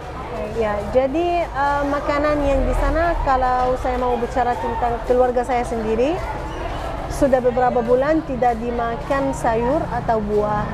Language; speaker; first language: Indonesian; non-native, fluent; Arabic